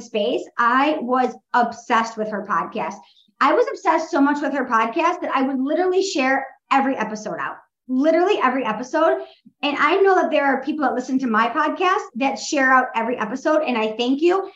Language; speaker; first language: English; native; English